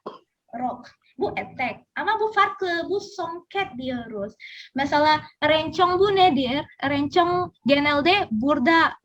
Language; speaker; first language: Turkish; non-native, learner; Indonesian